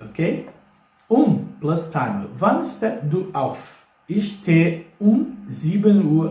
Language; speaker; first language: German; non-native, fluent; English